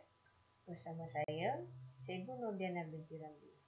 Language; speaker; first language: Malay; native; Malay